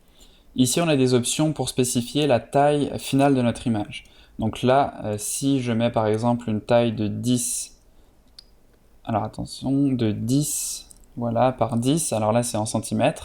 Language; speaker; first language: French; native; French